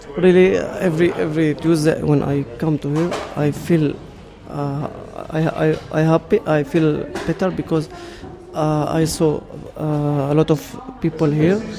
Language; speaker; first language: English; non-native, learner; Arabic